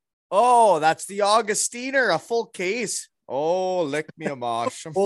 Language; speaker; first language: English; native; English